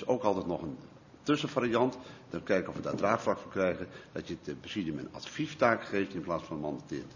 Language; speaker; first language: Dutch; native; Dutch